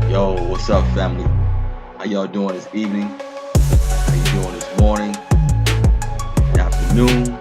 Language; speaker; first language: English; native; English